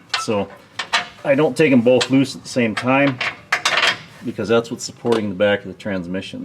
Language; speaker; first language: English; native; English